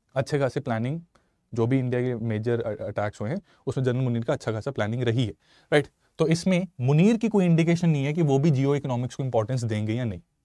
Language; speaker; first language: Hindi; native; Hindi